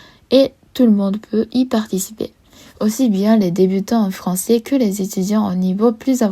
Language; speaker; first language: French; non-native, learner; Japanese